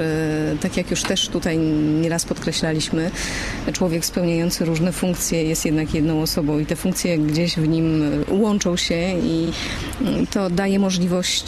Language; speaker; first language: Polish; native; Polish